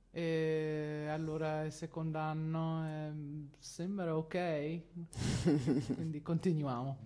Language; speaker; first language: Italian; non-native, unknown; Spanish